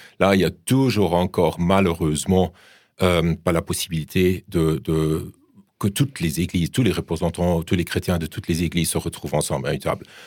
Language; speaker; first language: French; non-native, fluent; German